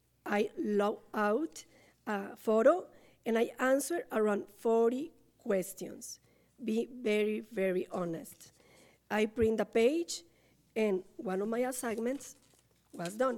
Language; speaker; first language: English; non-native, learner; Spanish